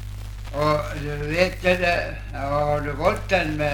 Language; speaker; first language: Swedish; native; Swedish